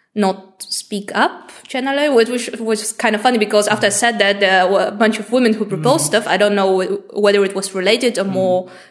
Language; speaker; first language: English; non-native, fluent; Bulgarian